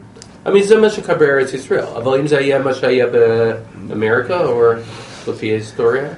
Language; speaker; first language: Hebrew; non-native, fluent; English